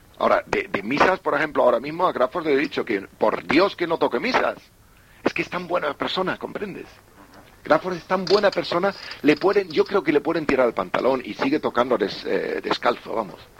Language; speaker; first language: Spanish; non-native, fluent; German